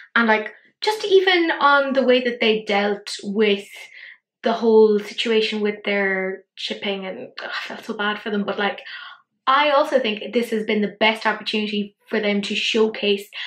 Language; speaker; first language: English; native; English